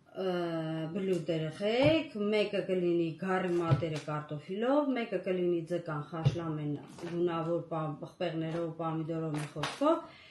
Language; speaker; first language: Armenian; native; Armenian